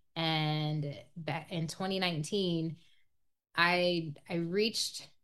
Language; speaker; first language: English; native; English